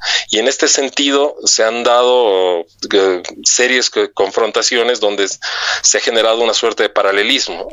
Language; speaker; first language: Spanish; native; Spanish